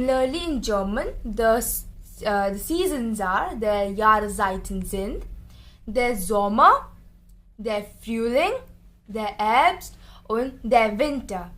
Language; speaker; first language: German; non-native, learner; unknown